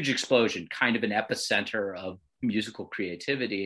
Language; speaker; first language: English; native; English